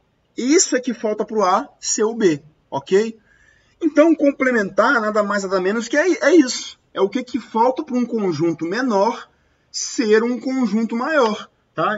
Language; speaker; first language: Portuguese; native; Portuguese